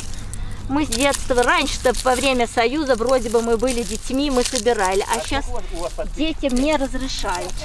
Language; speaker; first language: Russian; non-native, local second language; Uzbek